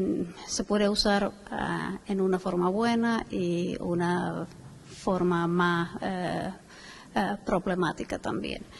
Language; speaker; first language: Spanish; non-native, fluent; Finnish